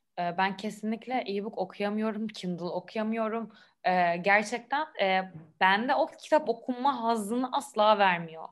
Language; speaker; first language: Turkish; native; Turkish